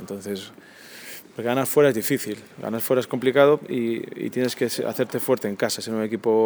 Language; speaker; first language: Spanish; native; Spanish